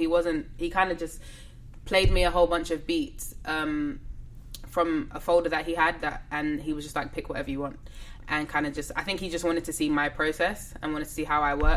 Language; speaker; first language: English; native; English